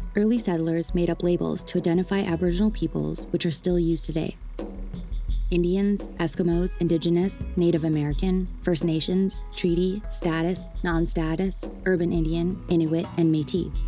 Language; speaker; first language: English; native; English